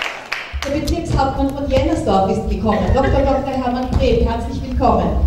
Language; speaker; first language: German; native; German